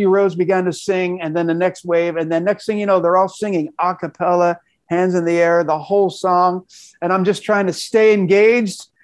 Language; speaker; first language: English; native; English